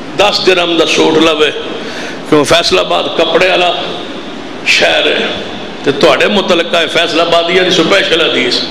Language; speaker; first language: Urdu; non-native, local second language; Punjabi